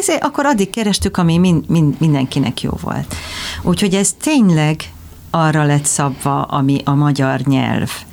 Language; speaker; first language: Hungarian; native; Hungarian